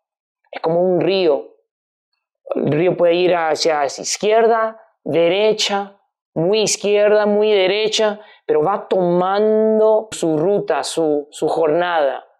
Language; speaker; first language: Spanish; non-native, fluent; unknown